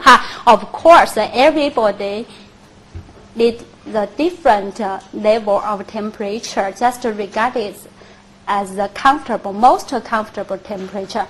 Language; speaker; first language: English; non-native, fluent; Chinese